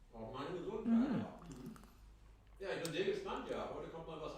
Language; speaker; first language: German; native; German